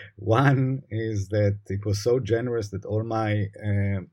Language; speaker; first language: English; non-native, fluent; Hebrew